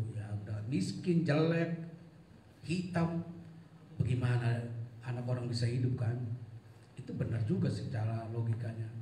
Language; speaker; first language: Indonesian; non-native, local second language; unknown